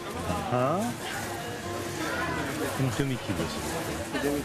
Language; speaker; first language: French; non-native, learner; English